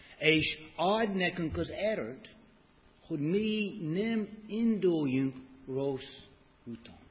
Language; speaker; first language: Hungarian; non-native, fluent; English